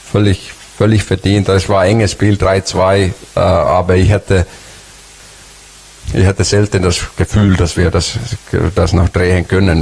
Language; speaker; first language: German; non-native, fluent; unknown